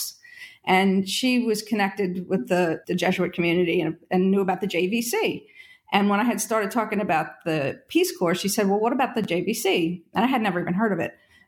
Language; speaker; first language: English; native; English